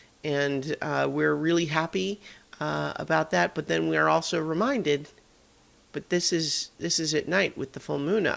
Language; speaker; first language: English; native; English